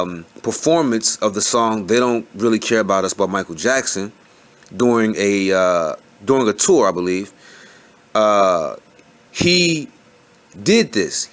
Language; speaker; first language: English; native; English